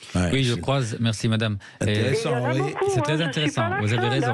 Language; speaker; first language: French; non-native, fluent; Arabic